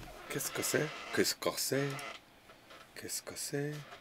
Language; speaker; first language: French; non-native, learner; English